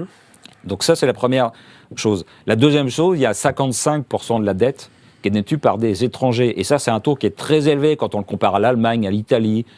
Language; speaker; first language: French; native; French